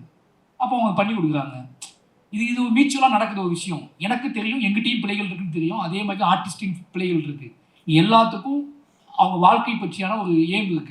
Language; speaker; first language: Tamil; native; Tamil